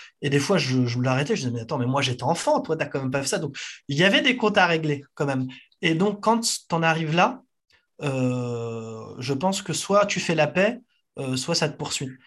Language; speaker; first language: French; native; French